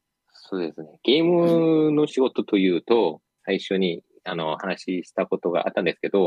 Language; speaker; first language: Japanese; non-native, fluent; Korean